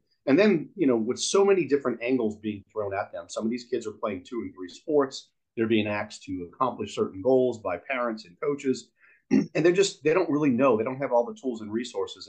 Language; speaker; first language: English; native; English